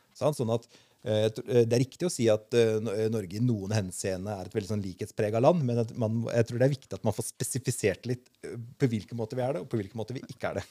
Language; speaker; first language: Norwegian; native; Norwegian